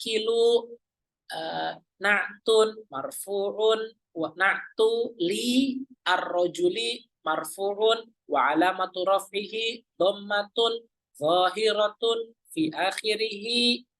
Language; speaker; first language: Arabic; non-native, fluent; Indonesian